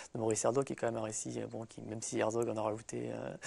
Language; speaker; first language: French; native; French